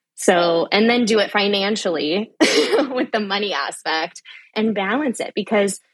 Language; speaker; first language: English; native; English